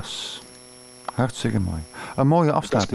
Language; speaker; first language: Dutch; native; Dutch